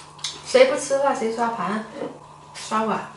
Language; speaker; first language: Chinese; native; Chinese